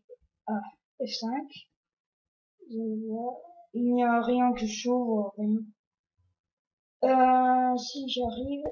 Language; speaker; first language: French; non-native, learner; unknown